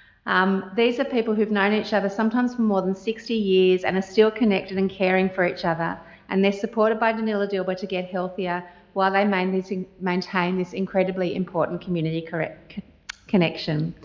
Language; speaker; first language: English; native; English